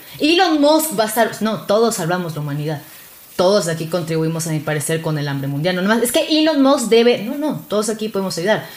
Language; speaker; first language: Spanish; native; Spanish